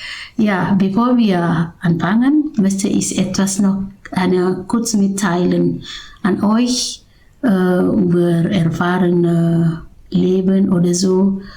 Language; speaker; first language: German; non-native, learner; Indonesian